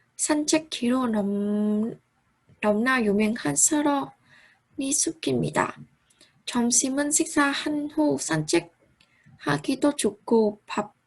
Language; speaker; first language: Korean; non-native, fluent; Vietnamese